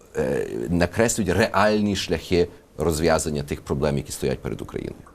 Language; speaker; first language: Ukrainian; early bilingual, heritage; Ukrainian